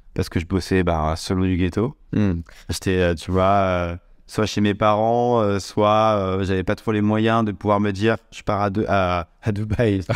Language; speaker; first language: French; native; French